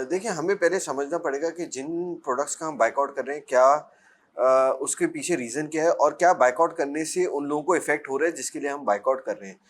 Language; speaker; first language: Urdu; native; Urdu